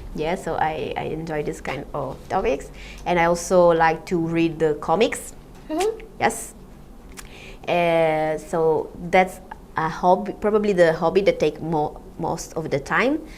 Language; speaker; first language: English; non-native, fluent; Italian